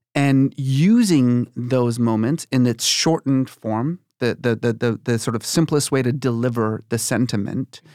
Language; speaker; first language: English; early bilingual, other home language; Persian